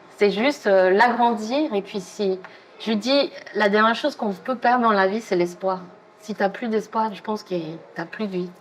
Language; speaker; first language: French; non-native, fluent; Spanish